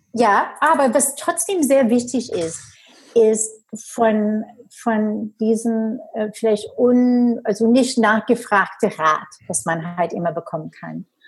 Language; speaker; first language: German; non-native, fluent; English